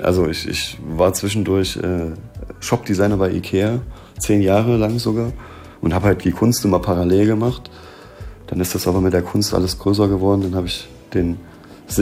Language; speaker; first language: German; native; German